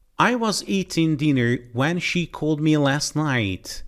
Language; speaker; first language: English; non-native, fluent; Turkish